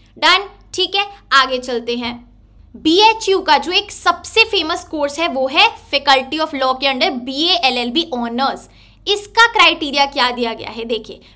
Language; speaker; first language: Hindi; native; Hindi